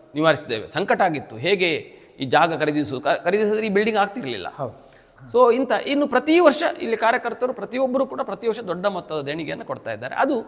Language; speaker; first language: Kannada; native; Kannada